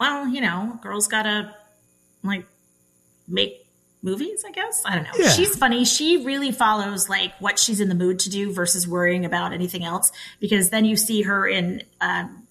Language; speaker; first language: English; native; English